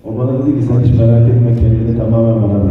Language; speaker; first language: Turkish; native; Turkish